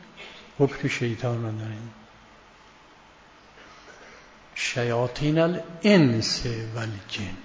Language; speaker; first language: Persian; native; Persian